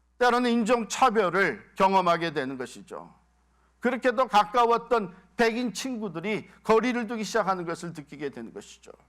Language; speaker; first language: Korean; native; Korean